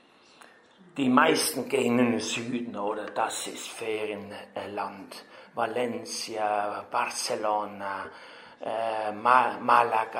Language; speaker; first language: German; native; German